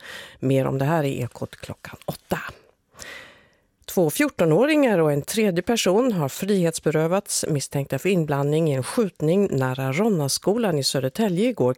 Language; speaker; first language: Swedish; native; Swedish